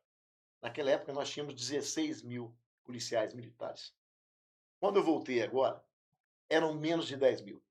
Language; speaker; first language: Portuguese; native; Portuguese